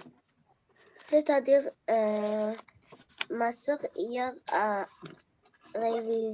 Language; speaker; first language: French; non-native, learner; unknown